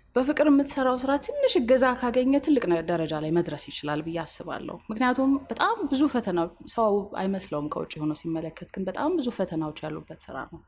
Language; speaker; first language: Amharic; native; Amharic